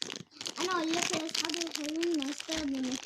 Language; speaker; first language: Arabic; native; Arabic